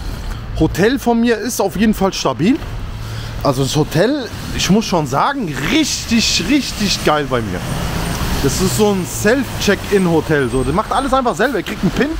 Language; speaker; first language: German; native; German